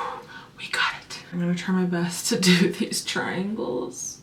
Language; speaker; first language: English; native; English